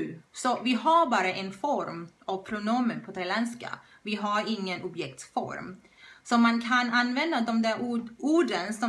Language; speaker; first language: Swedish; non-native, fluent; Thai